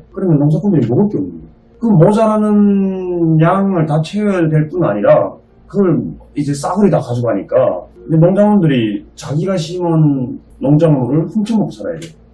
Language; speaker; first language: Korean; native; Korean